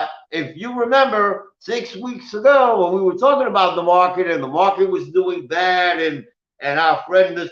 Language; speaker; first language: English; native; English